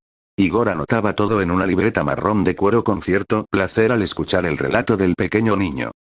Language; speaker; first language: Spanish; native; Spanish